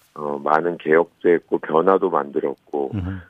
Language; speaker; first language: Korean; native; Korean